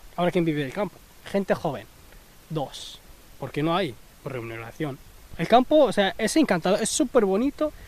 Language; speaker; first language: Spanish; early bilingual, other home language; Arabic